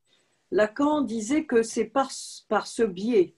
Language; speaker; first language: French; native; French